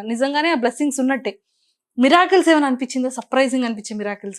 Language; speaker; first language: Telugu; native; Telugu